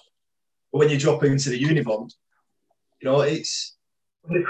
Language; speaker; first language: English; native; English